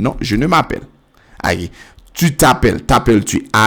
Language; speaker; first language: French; non-native, fluent; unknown